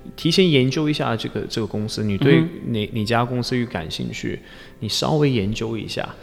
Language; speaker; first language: Chinese; non-native, fluent; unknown